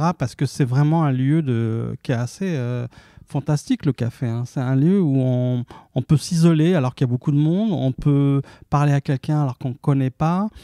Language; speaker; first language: French; early bilingual, other home language; Arabic